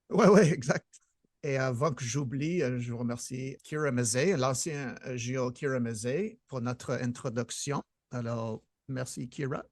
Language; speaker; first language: French; non-native, fluent; English